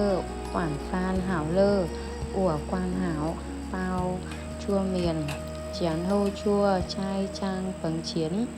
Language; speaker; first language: Chinese; non-native, learner; Vietnamese